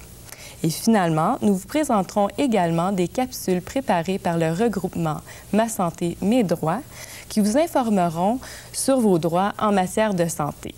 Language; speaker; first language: French; native; French